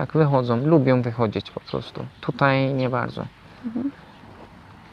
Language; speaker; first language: Polish; non-native, learner; Turkish